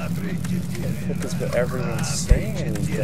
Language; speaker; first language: English; native; English